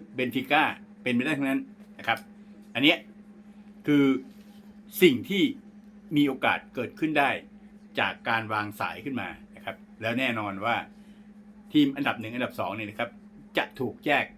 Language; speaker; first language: Thai; native; Thai